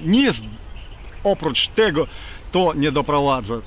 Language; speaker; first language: Polish; non-native, fluent; Ukrainian